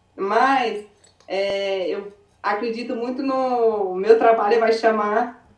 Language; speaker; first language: Portuguese; early bilingual, other home language; English